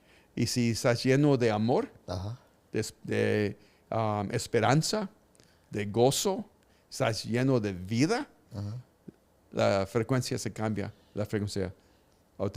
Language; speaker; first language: Spanish; early bilingual, heritage; Spanish